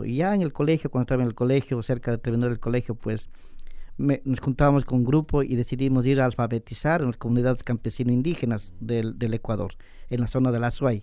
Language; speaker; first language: Spanish; native; Spanish